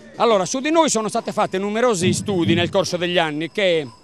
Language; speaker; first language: Italian; native; Italian